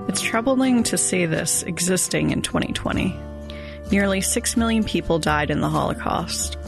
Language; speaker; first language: English; native; English